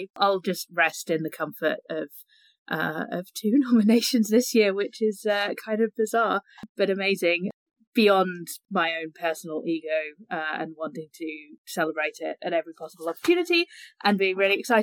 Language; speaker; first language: English; native; English